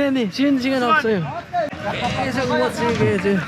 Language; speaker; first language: Korean; non-native, learner; Nepali